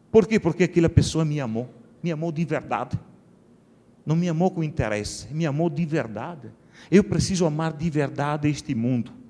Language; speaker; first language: Portuguese; non-native, fluent; Italian